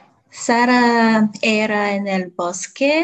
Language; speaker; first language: Spanish; non-native, learner; Bulgarian